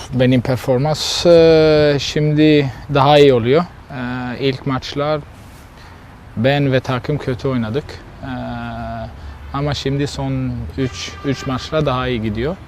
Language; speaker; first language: Turkish; non-native, learner; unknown